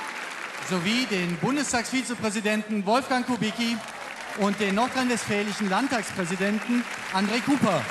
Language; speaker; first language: German; native; German